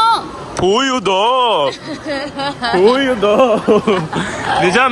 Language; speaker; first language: Chinese; non-native, learner; Malayalam